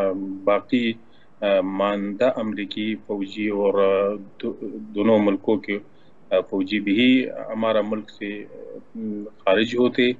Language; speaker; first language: Hindi; non-native, learner; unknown